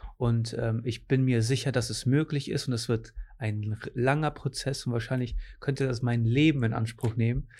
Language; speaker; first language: German; early bilingual, other home language; Portuguese